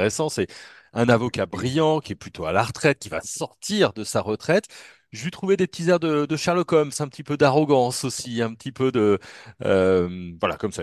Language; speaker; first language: French; native; French